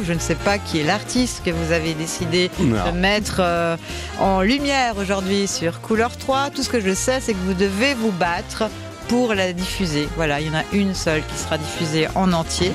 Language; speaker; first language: French; native; French